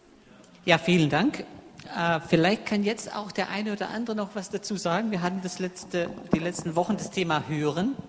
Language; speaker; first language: German; native; German